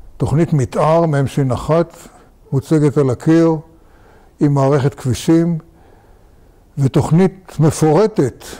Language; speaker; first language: Hebrew; native; Hebrew